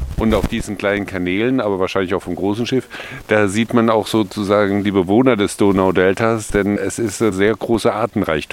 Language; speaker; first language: German; native; German